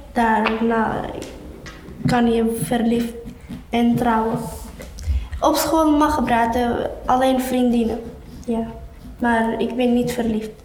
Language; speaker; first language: Dutch; non-native, learner; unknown